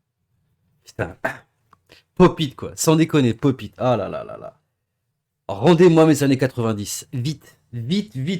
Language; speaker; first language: French; native; French